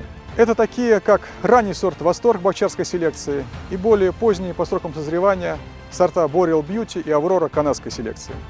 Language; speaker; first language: Russian; native; Russian